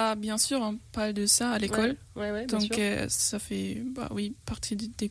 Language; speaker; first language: French; non-native, learner; German